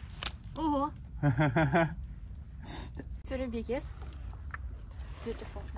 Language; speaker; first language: English; non-native, learner; Ukrainian